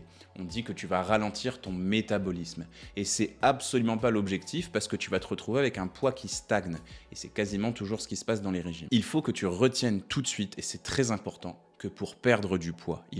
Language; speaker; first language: French; native; French